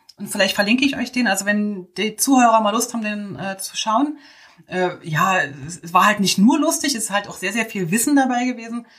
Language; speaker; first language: German; native; German